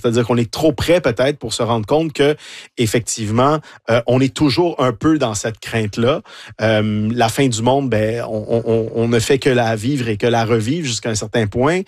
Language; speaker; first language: French; native; French